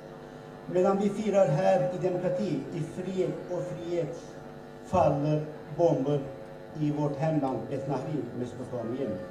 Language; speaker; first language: Swedish; early bilingual, other home language; Assyrian Neo-Aramaic